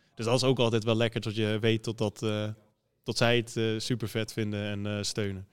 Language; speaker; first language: Dutch; native; Dutch